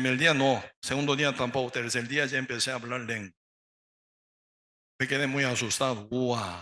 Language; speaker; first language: Spanish; non-native, learner; Korean